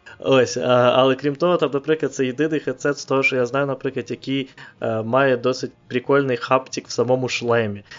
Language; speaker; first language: Ukrainian; non-native, local second language; Russian